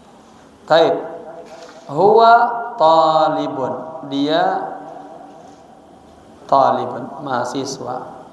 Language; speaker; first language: Arabic; non-native, fluent; Indonesian